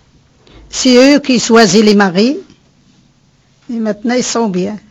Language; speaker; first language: French; non-native, learner; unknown